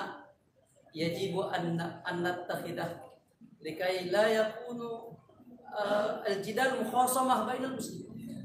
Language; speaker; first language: Arabic; non-native, fluent; Indonesian